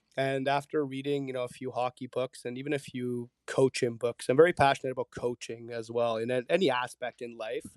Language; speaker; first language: English; early bilingual, other home language; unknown